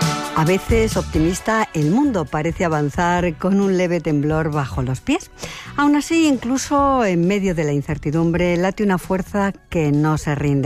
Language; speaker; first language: Spanish; native; Spanish